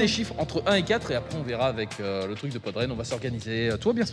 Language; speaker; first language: French; native; French